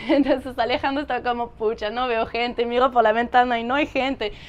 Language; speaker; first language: Spanish; non-native, fluent; French